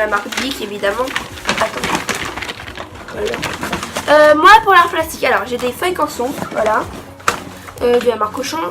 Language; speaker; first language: French; native; French